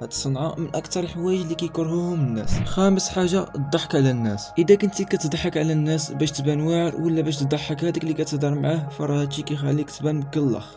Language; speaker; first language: Arabic; native; Arabic